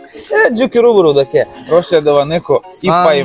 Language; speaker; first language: Japanese; non-native, learner; Russian